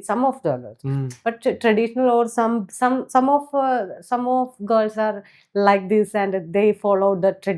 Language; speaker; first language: English; non-native, local second language; Malayalam